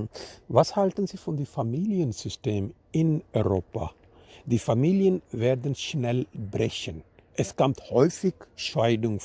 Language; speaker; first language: German; non-native, learner; Urdu